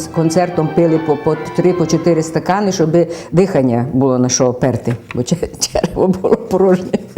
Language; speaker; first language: Ukrainian; native; Ukrainian